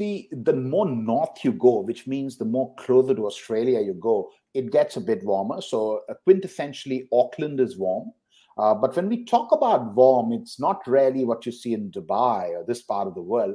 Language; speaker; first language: English; non-native, local second language; Hindi